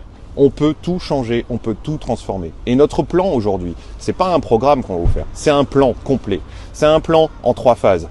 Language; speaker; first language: French; native; French